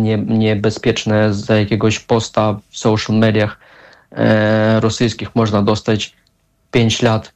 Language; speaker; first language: Polish; non-native, fluent; Russian